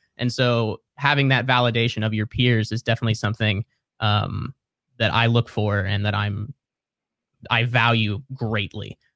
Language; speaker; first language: English; native; English